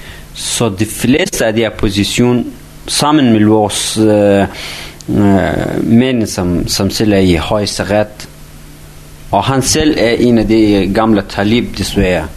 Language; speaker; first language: Danish; non-native, fluent; Persian